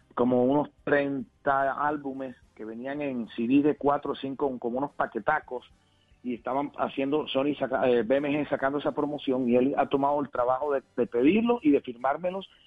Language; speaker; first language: Spanish; native; Spanish